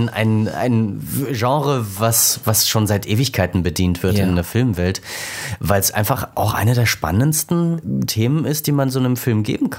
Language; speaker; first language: German; native; German